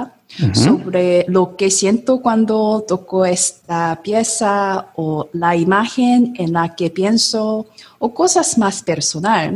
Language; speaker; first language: Spanish; non-native, learner; Korean